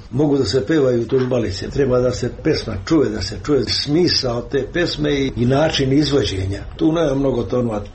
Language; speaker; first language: Serbian; native; Serbian